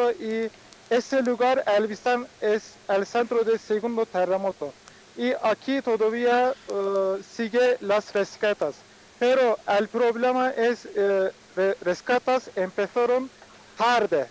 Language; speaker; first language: Spanish; non-native, fluent; Turkish